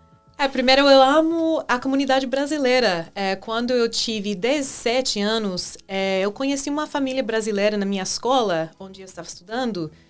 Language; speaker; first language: Portuguese; non-native, fluent; English